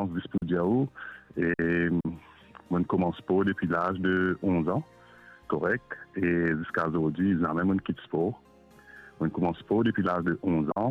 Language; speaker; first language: French; non-native, local second language; Morisyen